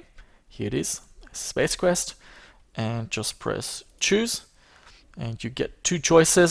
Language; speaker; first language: English; native; English